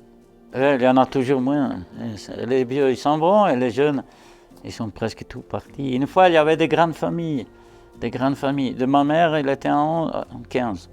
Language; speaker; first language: French; non-native, local second language; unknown